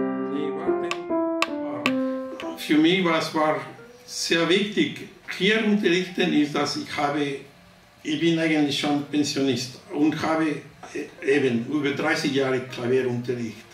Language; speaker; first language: German; non-native, fluent; Spanish